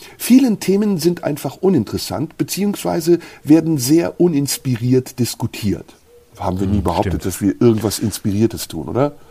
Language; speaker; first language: German; early bilingual, other home language; Turkish